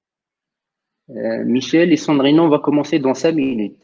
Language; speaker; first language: French; non-native, local second language; Arabic